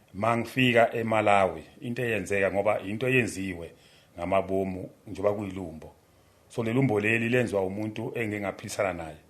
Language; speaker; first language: Zulu; native; Zulu